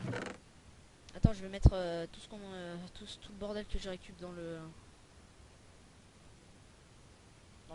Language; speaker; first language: French; native; French